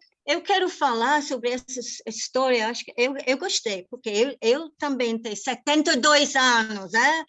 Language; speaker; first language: Portuguese; non-native, fluent; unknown